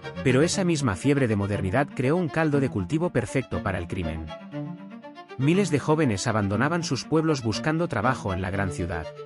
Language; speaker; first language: Spanish; native; Spanish